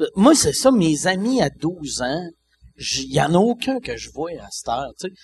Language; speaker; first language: French; native; French